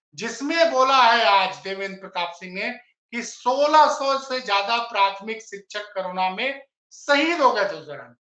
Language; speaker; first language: Hindi; native; Hindi